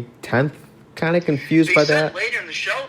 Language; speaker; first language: English; native; English